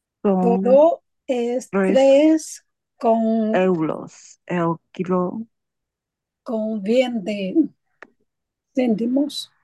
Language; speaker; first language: Spanish; non-native, learner; Chinese